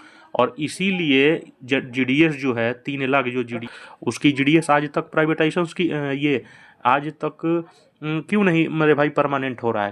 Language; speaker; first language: Hindi; native; Hindi